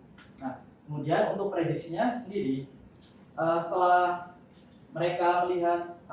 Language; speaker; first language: Indonesian; native; Indonesian